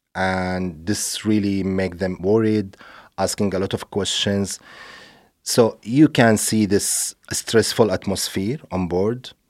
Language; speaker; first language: English; non-native, fluent; Arabic